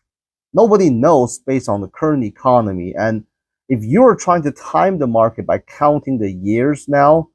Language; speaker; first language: English; non-native, fluent; Chinese